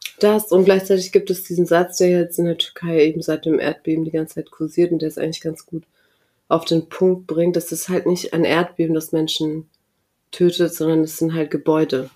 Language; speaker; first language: German; early bilingual, other home language; Turkish